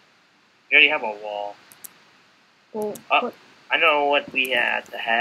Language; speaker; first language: English; native; English